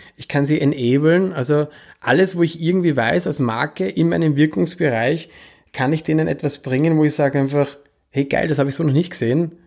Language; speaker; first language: German; native; German